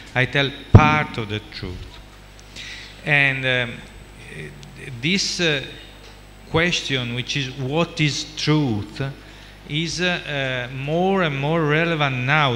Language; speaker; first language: English; non-native, fluent; Italian